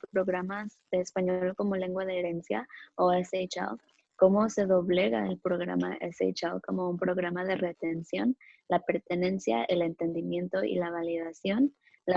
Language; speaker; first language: Spanish; early bilingual, other home language; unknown